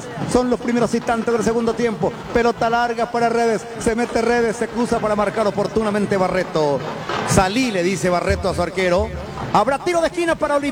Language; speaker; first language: Spanish; native; Spanish